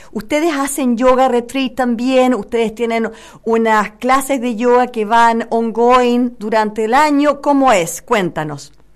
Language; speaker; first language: Spanish; native; Spanish